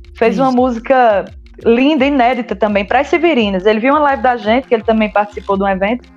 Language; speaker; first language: Portuguese; native; Portuguese